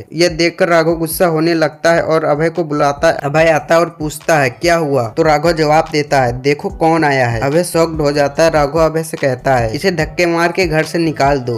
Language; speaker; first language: Hindi; native; Hindi